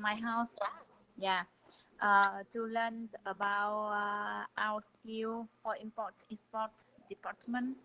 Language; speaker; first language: English; non-native, learner; Vietnamese